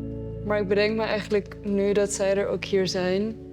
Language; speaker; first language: Dutch; early bilingual, other home language; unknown